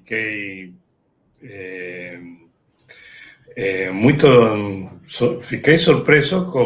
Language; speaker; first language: Portuguese; non-native, fluent; Spanish